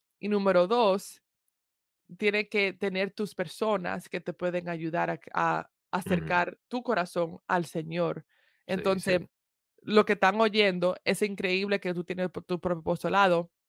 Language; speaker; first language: Spanish; early bilingual, heritage; Spanish